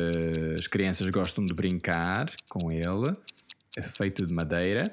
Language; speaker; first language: Portuguese; early bilingual, heritage; Portuguese